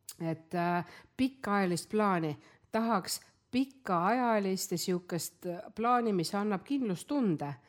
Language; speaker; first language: Estonian; non-native, local second language; Russian